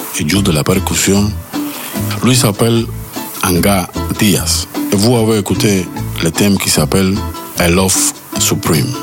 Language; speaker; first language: French; non-native, learner; Spanish